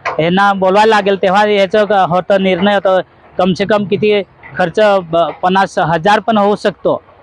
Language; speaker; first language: Marathi; non-native, local second language; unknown